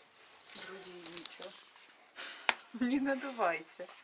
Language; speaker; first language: Russian; native; Russian